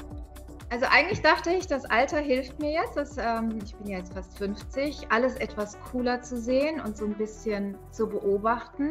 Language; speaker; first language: German; native; German